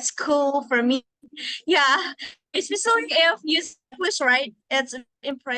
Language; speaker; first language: English; non-native, learner; Indonesian